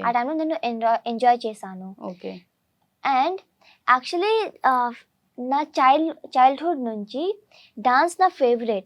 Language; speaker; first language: Telugu; non-native, learner; Hindi